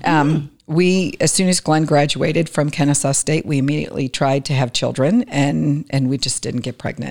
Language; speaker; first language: English; native; English